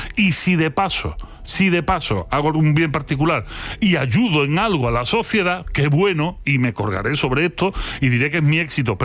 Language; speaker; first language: Spanish; native; Spanish